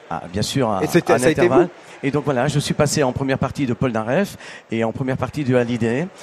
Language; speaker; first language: French; early bilingual, other home language; Italian